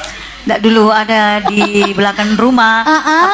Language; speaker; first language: Indonesian; non-native, local second language; Buginese